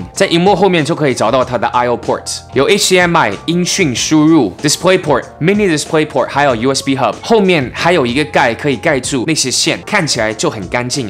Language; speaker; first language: Chinese; early bilingual, heritage; English